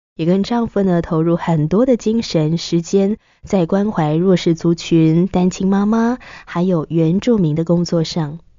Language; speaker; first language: Chinese; native; Chinese